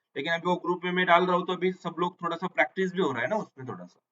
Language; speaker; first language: Hindi; non-native, local second language; Marathi